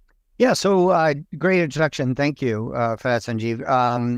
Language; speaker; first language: English; native; English